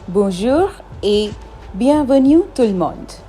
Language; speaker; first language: French; non-native, fluent; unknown